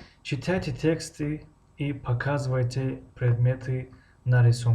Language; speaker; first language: Russian; non-native, fluent; Tajik